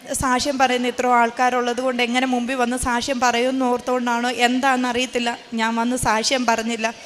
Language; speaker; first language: Malayalam; native; Malayalam